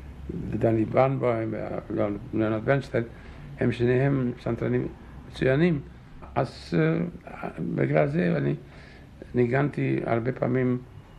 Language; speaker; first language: Hebrew; non-native, fluent; Czech